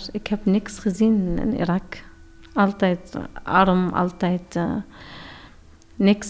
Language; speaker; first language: Dutch; non-native, learner; Arabic